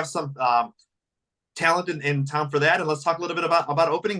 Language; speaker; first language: English; native; English